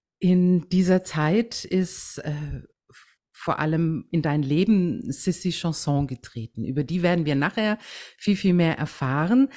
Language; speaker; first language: German; native; German